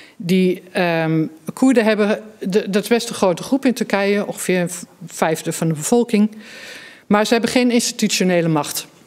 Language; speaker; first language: Dutch; native; Dutch